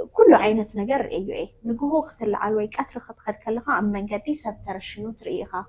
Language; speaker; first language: Tigrinya; non-native, local second language; Amharic